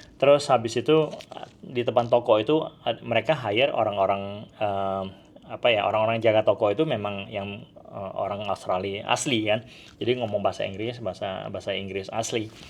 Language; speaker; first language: Indonesian; non-native, local second language; Hakka Chinese